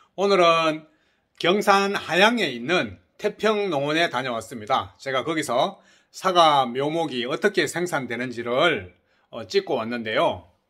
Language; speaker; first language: Korean; native; Korean